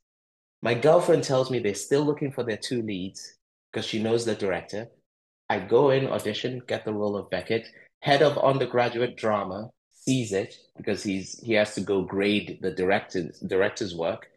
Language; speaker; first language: English; non-native, local second language; Igbo